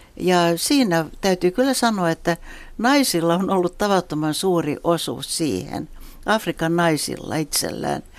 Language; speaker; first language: Finnish; non-native, local second language; Swedish